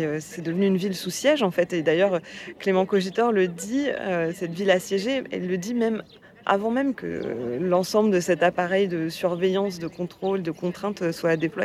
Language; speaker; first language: French; native; French